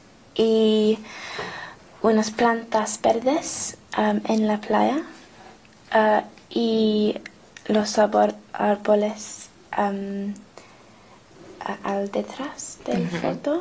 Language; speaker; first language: Spanish; non-native, learner; English